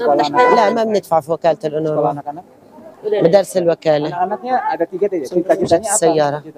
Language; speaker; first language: Arabic; native; Arabic